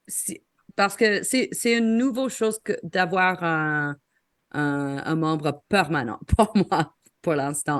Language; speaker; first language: French; non-native, fluent; English